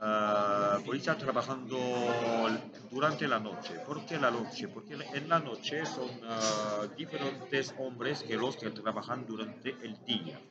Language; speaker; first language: Spanish; non-native, learner; French